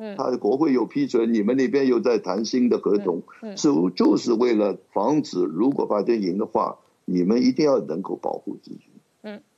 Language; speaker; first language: Chinese; non-native, local second language; Cantonese